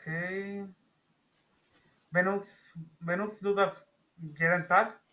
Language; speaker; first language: German; non-native, learner; Spanish